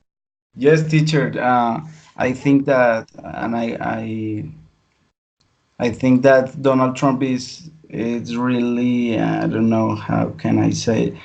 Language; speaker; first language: English; non-native, learner; Spanish